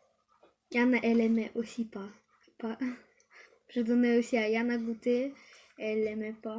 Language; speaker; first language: French; early bilingual, other home language; Russian